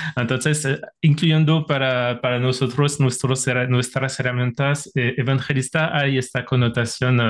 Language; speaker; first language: Spanish; non-native, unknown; French